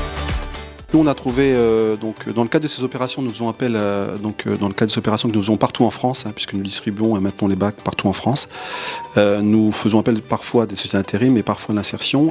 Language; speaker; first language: French; native; French